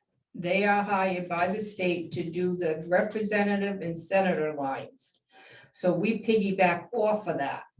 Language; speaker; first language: English; native; English